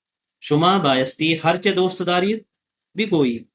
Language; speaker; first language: Persian; non-native, fluent; Urdu